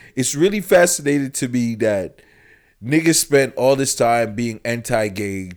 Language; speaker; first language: English; non-native, local second language; French